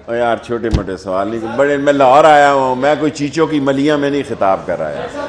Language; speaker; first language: Urdu; non-native, local second language; Punjabi